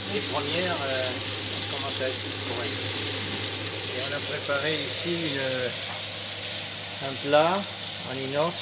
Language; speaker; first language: French; native; French